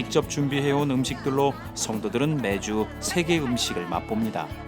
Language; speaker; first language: Korean; native; Korean